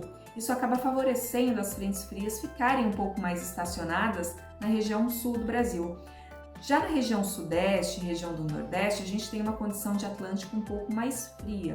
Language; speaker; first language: Portuguese; native; Portuguese